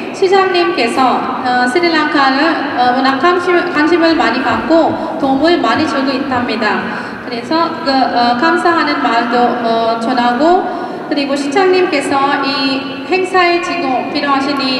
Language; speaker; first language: Korean; non-native, fluent; Sinhala